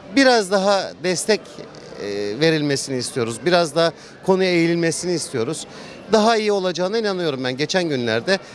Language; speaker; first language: Turkish; native; Turkish